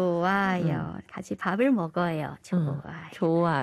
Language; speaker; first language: Korean; non-native, fluent; Chinese